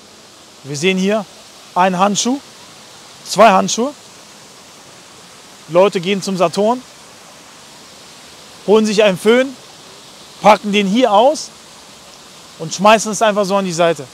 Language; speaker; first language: German; native; German